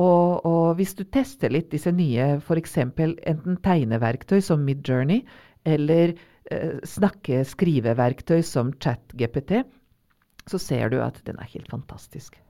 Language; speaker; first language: Norwegian; non-native, fluent; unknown